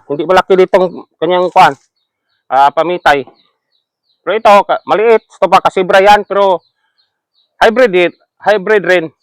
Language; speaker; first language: Filipino; non-native, local second language; Cebuano